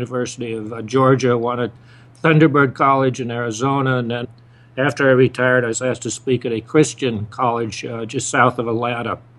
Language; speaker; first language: English; native; English